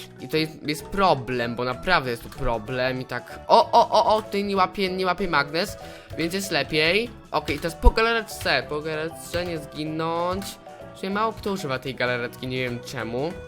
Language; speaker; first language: Polish; native; Polish